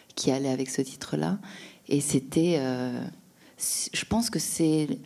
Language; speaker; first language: French; native; French